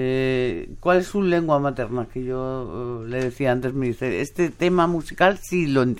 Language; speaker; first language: Spanish; native; Spanish